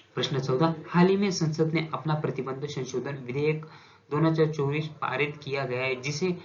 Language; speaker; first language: Hindi; non-native, local second language; Marathi